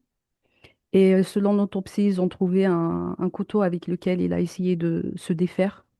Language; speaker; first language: French; native; French